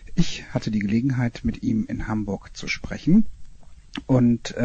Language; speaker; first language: German; native; German